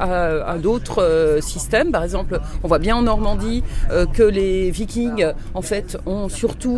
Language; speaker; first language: French; native; French